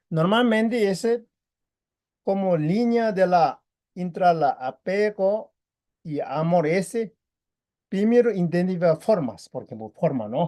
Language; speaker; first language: Spanish; non-native, learner; Tibetan